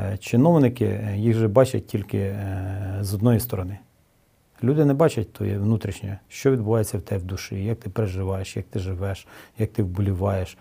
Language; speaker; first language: Ukrainian; native; Ukrainian